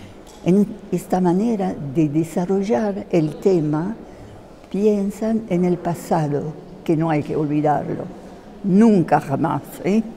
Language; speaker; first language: Spanish; non-native, fluent; French